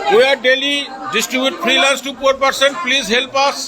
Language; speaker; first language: English; non-native, local second language; Bangla